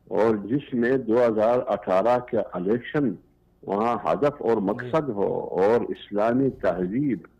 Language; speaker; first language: Urdu; non-native, local second language; Pashto